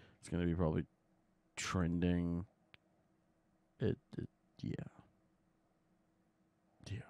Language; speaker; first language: English; native; English